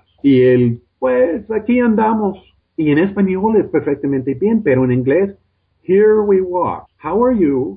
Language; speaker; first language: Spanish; non-native, fluent; English